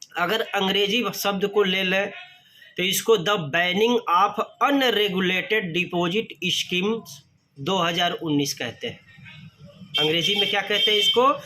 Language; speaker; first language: Hindi; native; Hindi